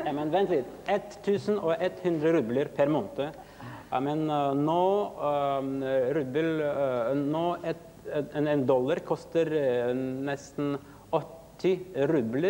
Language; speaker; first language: Swedish; non-native, learner; Russian